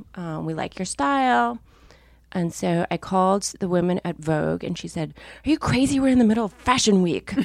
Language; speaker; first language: English; native; English